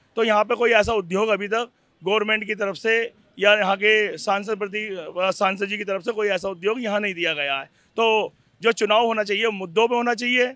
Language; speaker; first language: Hindi; native; Hindi